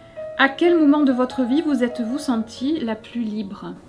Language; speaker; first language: French; native; French